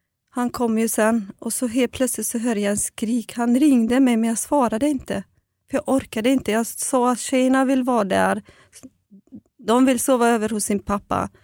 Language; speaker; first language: Swedish; non-native, fluent; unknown